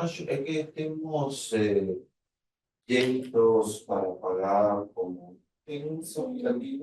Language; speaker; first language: Portuguese; non-native, fluent; Spanish